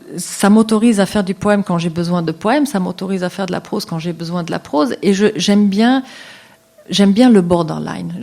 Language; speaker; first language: French; non-native, local second language; Luxembourgish